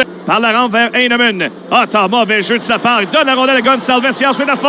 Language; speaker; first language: French; native; French